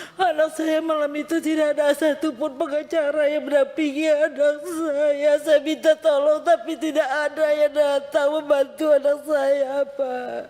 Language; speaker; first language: Indonesian; non-native, local second language; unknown